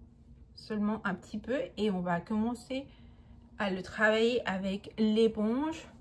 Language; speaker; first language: French; non-native, fluent; Spanish